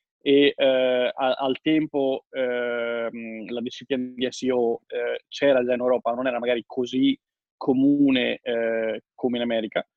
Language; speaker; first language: Italian; native; Italian